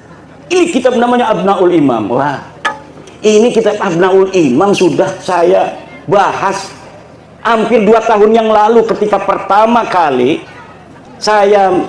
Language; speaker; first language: Indonesian; non-native, local second language; Javanese